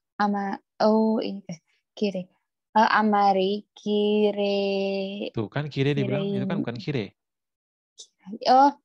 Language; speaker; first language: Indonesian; native; Indonesian